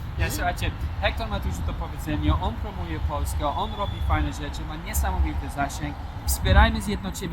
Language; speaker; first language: Polish; non-native, fluent; English